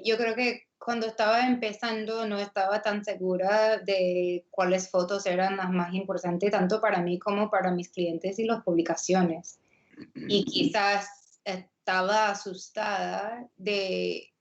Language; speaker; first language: Spanish; non-native, fluent; English